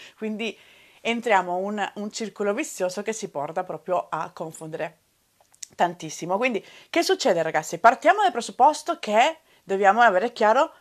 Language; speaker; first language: Italian; non-native, fluent; Spanish